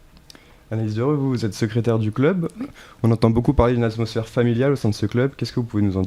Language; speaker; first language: French; native; French